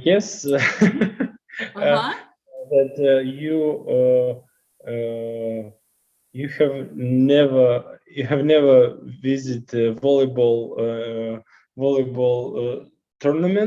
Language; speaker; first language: English; non-native, learner; Russian